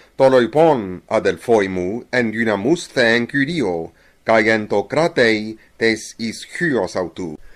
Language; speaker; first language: Greek; non-native, learner; English